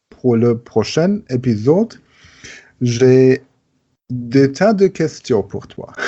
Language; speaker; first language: French; non-native, learner; German